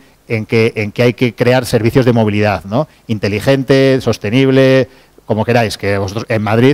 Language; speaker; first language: Spanish; native; Spanish